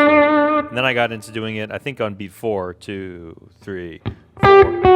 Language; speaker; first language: English; native; English